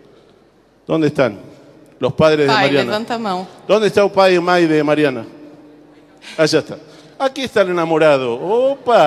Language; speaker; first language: Spanish; native; Spanish